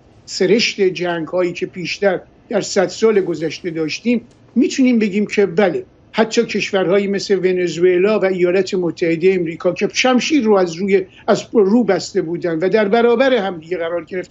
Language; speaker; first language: Persian; native; Persian